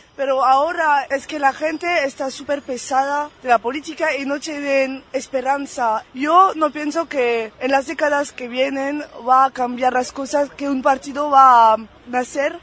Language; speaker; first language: Spanish; non-native, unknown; French